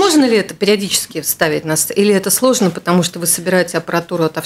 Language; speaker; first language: Russian; native; Russian